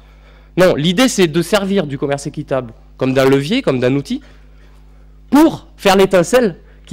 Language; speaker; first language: French; native; French